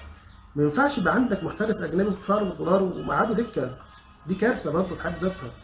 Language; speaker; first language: Arabic; native; Arabic